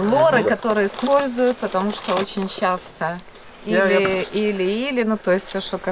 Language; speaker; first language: Russian; native; Russian